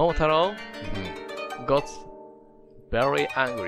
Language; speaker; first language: English; non-native, learner; Japanese